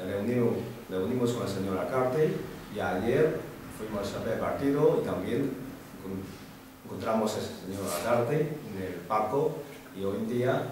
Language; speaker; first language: Spanish; non-native, fluent; Chinese